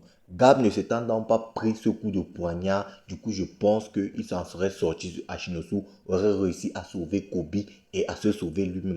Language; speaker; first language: French; native; French